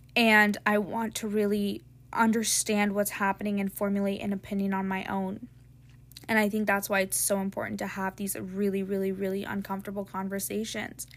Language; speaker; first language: English; native; English